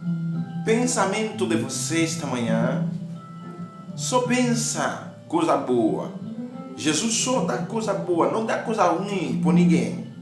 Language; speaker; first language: Portuguese; non-native, learner; Haitian Creole